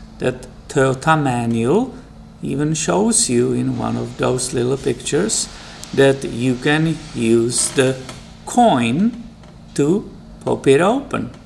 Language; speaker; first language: English; non-native, fluent; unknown